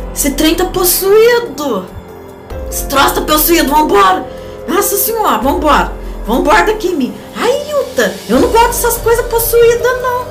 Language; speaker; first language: Portuguese; native; Portuguese